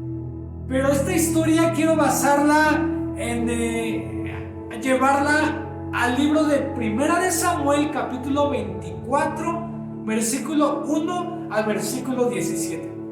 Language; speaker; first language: Spanish; native; Spanish